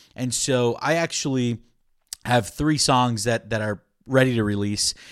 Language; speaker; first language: English; early bilingual, other home language; Spanish